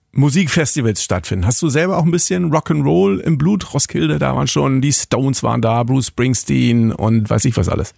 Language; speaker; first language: German; native; German